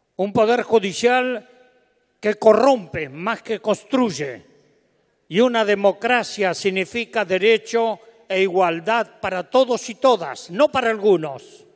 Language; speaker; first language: Spanish; native; Spanish